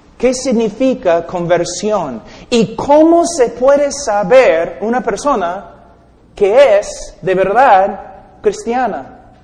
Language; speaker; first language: Spanish; non-native, fluent; English